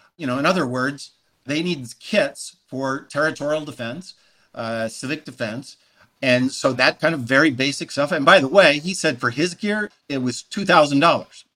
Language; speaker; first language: English; native; English